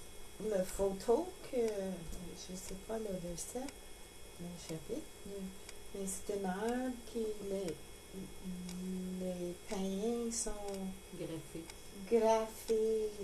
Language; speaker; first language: French; non-native, learner; English